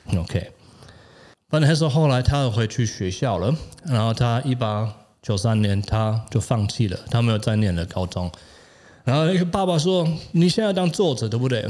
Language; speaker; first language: Chinese; non-native, fluent; German